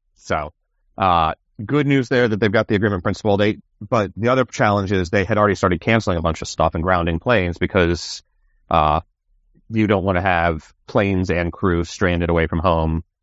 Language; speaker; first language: English; native; English